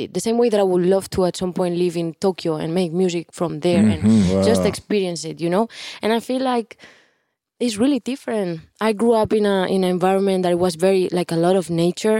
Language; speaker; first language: English; non-native, fluent; Spanish